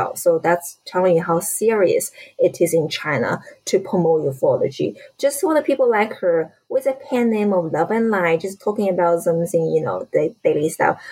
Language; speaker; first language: English; non-native, fluent; Chinese